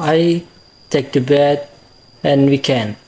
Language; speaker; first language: English; non-native, learner; Indonesian